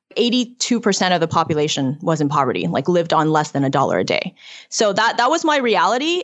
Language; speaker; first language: English; early bilingual, other home language; Chinese